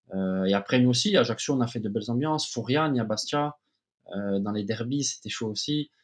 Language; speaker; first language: French; native; French